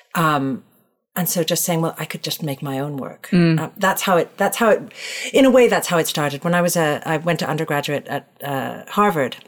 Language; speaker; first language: English; native; English